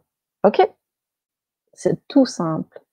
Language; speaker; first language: French; non-native, fluent; Slovenian